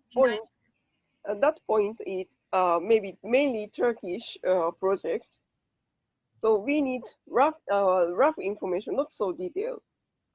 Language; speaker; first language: English; non-native, learner; Japanese